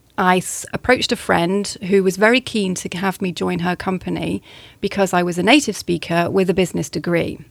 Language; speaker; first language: English; native; English